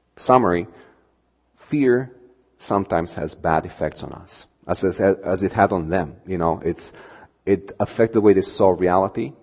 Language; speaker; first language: English; non-native, fluent; Romanian